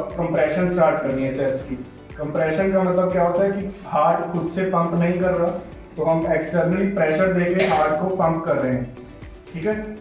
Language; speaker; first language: Hindi; native; Hindi